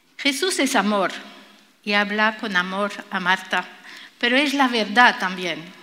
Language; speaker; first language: Spanish; non-native, fluent; French